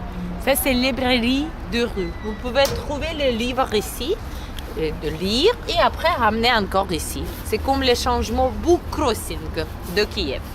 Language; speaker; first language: French; non-native, learner; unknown